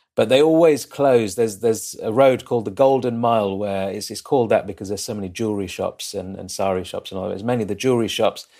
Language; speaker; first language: English; native; English